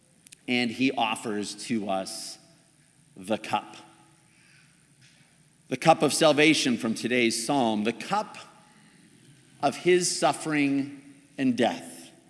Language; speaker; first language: English; native; English